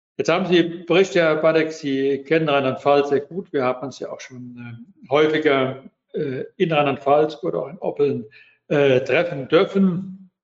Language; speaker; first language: German; native; German